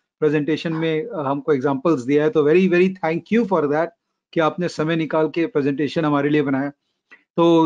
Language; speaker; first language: Hindi; native; Hindi